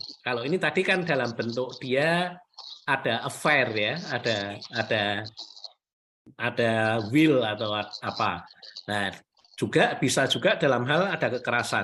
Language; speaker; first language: Malay; native; Malay